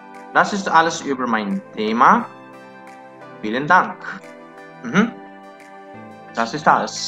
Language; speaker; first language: German; non-native, learner; Punjabi